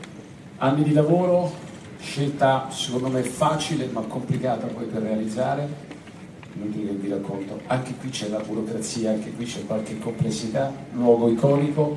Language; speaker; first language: Italian; native; Italian